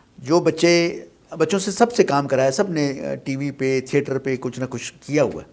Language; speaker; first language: Urdu; non-native, local second language; Sindhi